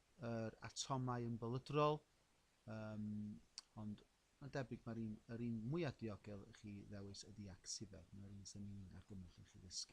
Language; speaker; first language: Welsh; native; Welsh